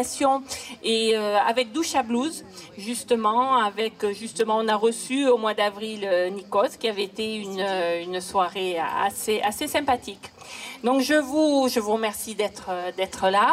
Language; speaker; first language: French; native; French